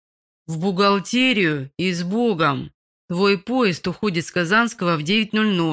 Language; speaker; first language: Russian; native; Russian